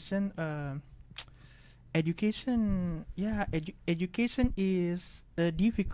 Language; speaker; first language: English; non-native, learner; Indonesian